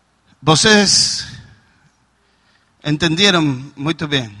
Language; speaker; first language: Portuguese; non-native, learner; Spanish